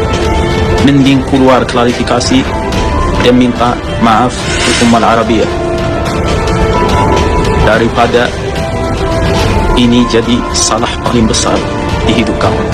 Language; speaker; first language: Indonesian; non-native, fluent; Arabic